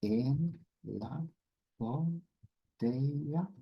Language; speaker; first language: Spanish; non-native, learner; English